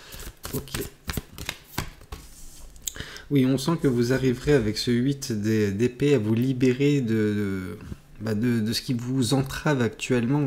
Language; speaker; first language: French; native; French